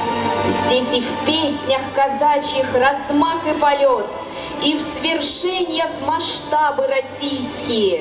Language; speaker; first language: Russian; native; Russian